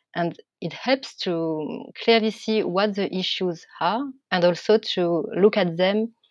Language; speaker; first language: English; non-native, fluent; French